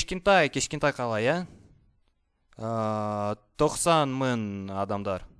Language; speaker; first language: Kazakh; non-native, learner; Russian